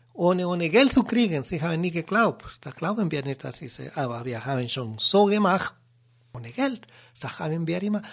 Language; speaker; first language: German; non-native, learner; Spanish